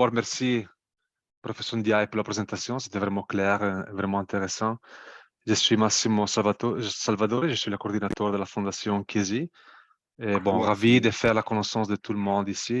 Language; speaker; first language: French; non-native, fluent; Italian